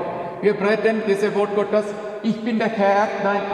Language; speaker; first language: German; non-native, learner; Malayalam